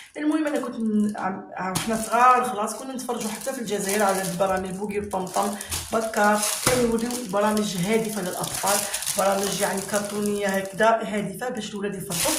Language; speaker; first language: Arabic; native; Arabic